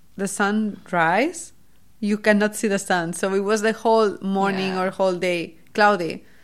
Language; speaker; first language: English; non-native, fluent; Spanish